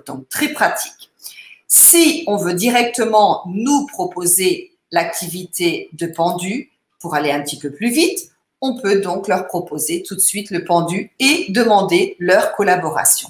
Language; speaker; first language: French; early bilingual, other home language; Portuguese